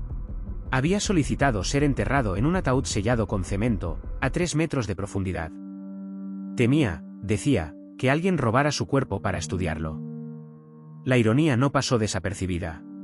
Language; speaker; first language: Spanish; native; Spanish